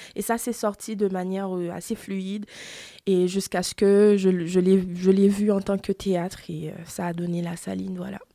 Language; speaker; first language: French; non-native, local second language; Haitian Creole